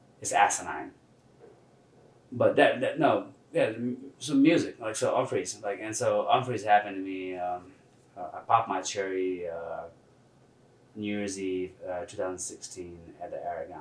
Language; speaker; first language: English; non-native, local second language; Nepali